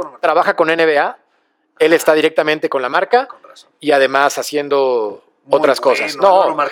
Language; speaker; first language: Spanish; native; Spanish